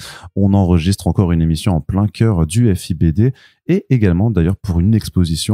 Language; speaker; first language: French; native; French